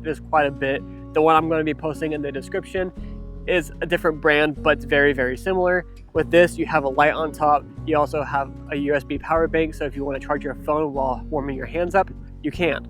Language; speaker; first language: English; native; English